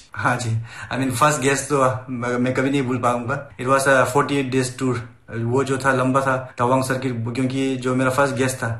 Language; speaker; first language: Hindi; non-native, local second language; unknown